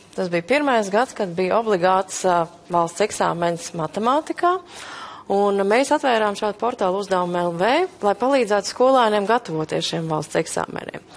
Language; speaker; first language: Latvian; native; Latvian